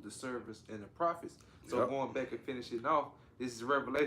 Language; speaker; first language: English; native; English